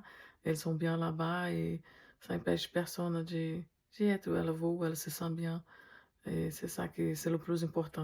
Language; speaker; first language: French; non-native, fluent; Portuguese